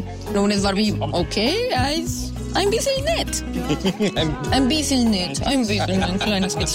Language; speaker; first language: German; non-native, learner; Spanish